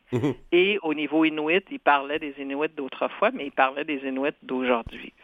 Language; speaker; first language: French; non-native, local second language; Cree